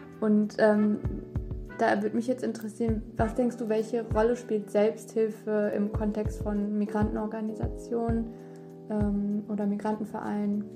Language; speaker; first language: German; early bilingual, other home language; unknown